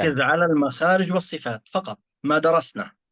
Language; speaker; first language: Arabic; native; Arabic